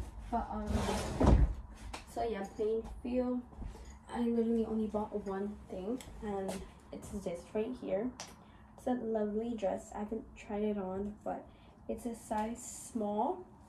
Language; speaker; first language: English; early bilingual, other home language; Spanish